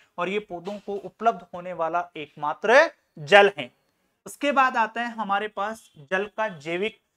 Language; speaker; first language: Hindi; native; Hindi